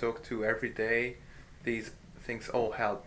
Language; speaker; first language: English; non-native, fluent; Hungarian